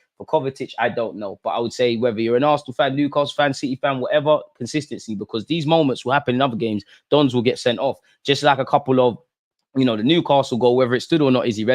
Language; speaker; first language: English; native; English